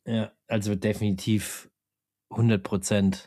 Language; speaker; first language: German; native; German